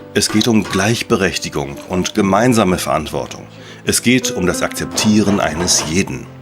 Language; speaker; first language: German; native; German